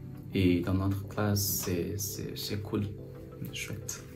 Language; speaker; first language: French; non-native, learner; Chinese